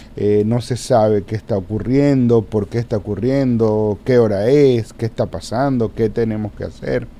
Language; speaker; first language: Spanish; native; Spanish